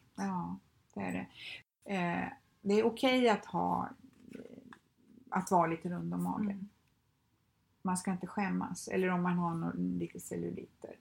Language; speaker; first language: Swedish; native; Swedish